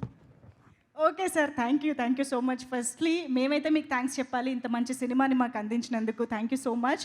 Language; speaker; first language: Telugu; native; Telugu